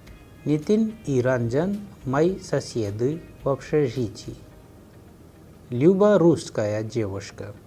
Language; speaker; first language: Russian; non-native, fluent; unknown